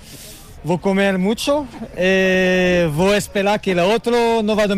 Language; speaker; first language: Spanish; non-native, learner; French